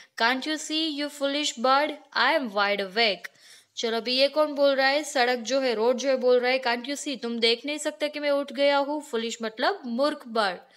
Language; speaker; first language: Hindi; non-native, local second language; Gujarati